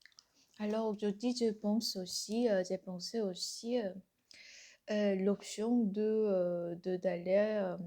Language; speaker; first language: French; non-native, learner; Korean